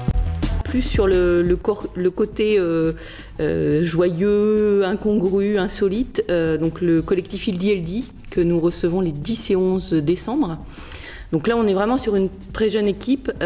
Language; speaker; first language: French; native; French